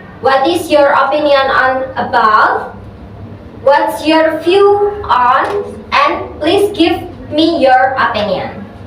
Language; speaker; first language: English; non-native, learner; Indonesian